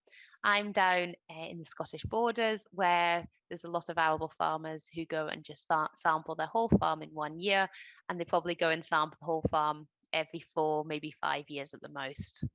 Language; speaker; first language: English; native; English